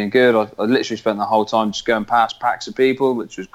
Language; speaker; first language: English; native; English